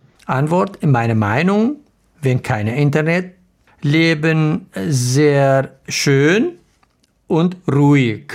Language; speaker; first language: German; non-native, learner; Arabic